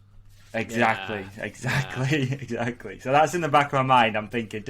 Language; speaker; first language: English; native; English